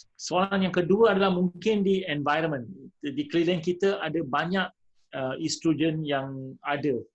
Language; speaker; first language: Malay; non-native, local second language; Tamil